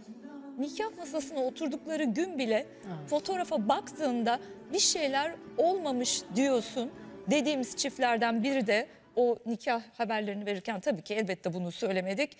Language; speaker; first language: Turkish; native; Turkish